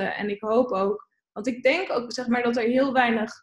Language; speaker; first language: Dutch; native; Dutch